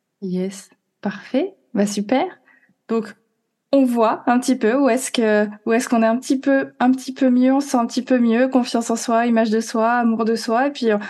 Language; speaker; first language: French; native; French